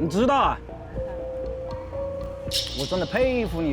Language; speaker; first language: Chinese; native; Chinese